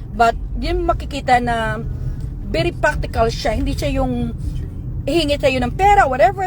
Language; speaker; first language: Filipino; non-native, local second language; Hiligaynon